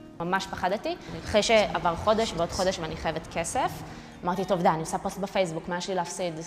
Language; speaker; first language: Hebrew; early bilingual, other home language; Russian